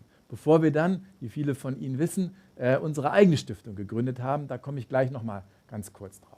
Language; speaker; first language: German; native; German